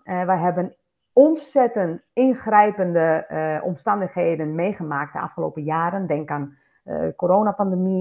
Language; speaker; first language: Dutch; non-native, fluent; Spanish